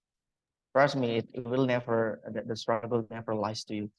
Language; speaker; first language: English; non-native, fluent; Indonesian